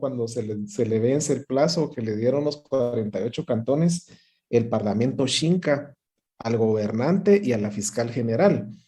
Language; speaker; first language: Spanish; native; Spanish